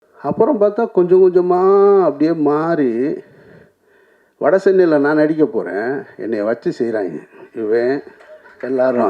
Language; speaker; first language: Tamil; native; Tamil